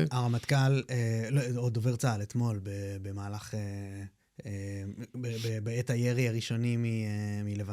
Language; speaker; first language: Hebrew; native; Hebrew